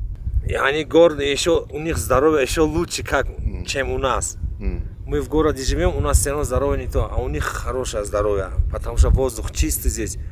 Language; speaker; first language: Russian; non-native, local second language; Tajik